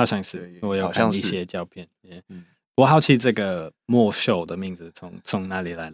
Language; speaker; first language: Chinese; non-native, fluent; English